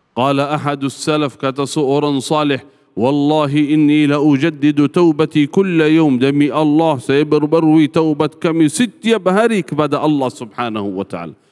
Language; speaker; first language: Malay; non-native, fluent; Arabic